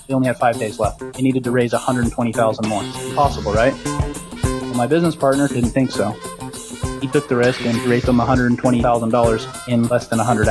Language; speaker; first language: English; native; English